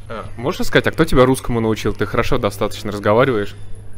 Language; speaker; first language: Russian; native; Russian